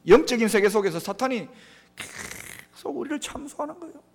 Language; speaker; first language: Korean; native; Korean